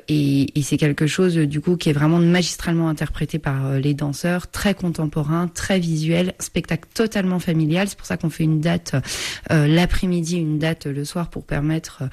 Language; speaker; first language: French; native; French